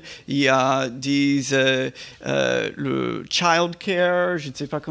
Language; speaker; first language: French; non-native, fluent; English